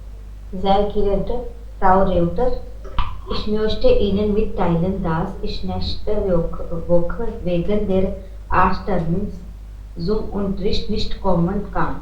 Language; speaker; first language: German; non-native, learner; Hindi